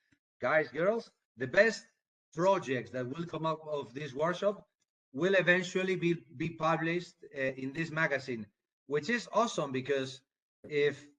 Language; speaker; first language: English; non-native, fluent; Spanish